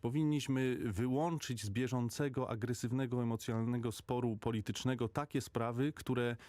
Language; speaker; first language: Polish; native; Polish